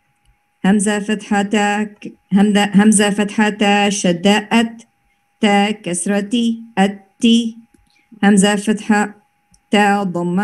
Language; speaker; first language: Arabic; non-native, learner; Urdu